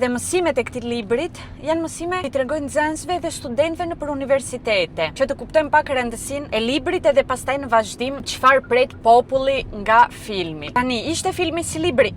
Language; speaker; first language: Albanian; early bilingual, heritage; Albanian